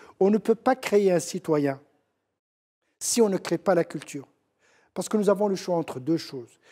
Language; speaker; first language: French; non-native, local second language; Central Atlas Tamazight